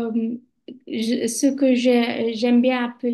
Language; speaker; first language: French; non-native, learner; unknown